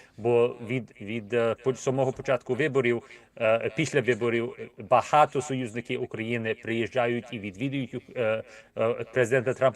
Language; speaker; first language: Ukrainian; early bilingual, heritage; Ukrainian